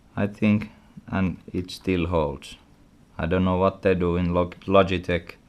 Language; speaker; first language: English; non-native, fluent; Finnish